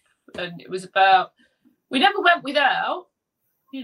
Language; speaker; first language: English; native; English